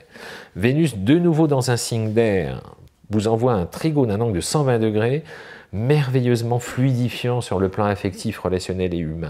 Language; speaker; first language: French; native; French